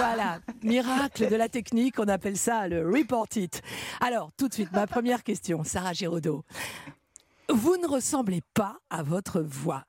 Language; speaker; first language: French; native; French